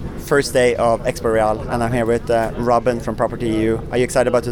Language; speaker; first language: English; non-native, fluent; Norwegian